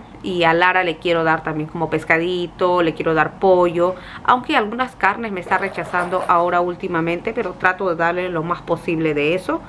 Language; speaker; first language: Spanish; native; Spanish